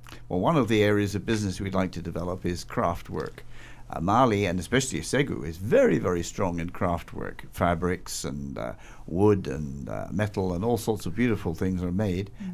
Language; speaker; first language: English; native; English